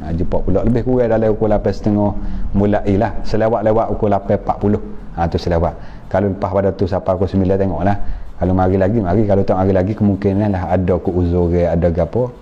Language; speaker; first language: Malay; native; Malay